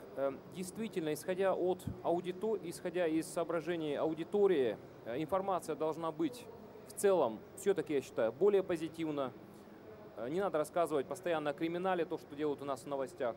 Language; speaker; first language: Russian; native; Russian